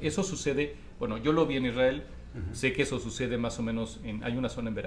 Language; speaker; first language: Spanish; native; Spanish